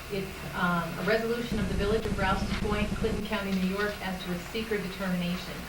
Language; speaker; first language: English; native; English